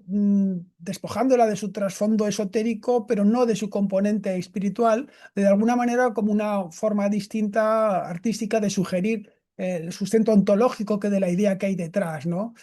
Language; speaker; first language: Spanish; native; Spanish